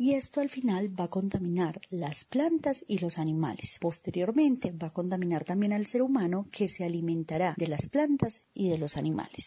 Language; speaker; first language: Spanish; native; Spanish